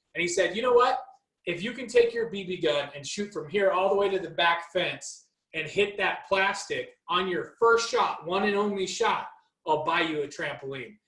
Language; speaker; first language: English; native; English